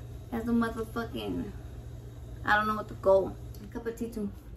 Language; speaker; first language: English; early bilingual, other home language; Spanish